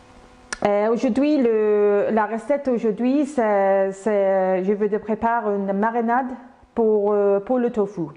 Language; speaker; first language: French; non-native, fluent; English